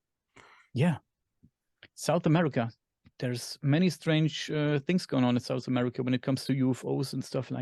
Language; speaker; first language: English; non-native, fluent; German